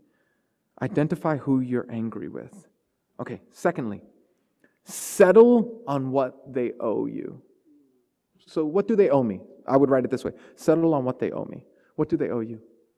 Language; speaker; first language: English; native; English